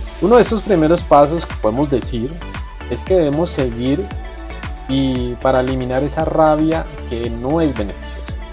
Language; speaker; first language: Spanish; native; Spanish